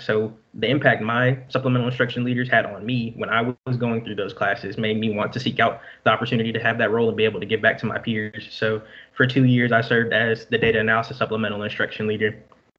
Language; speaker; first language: English; native; English